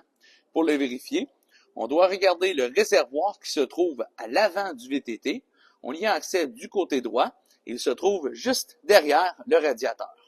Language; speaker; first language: French; native; French